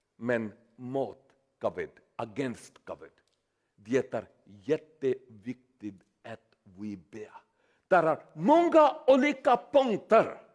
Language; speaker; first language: Swedish; non-native, learner; Urdu